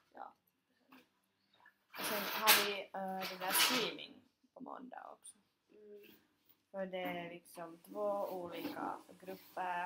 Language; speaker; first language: Swedish; non-native, fluent; Finnish